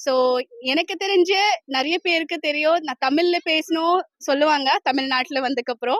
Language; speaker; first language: Tamil; non-native, learner; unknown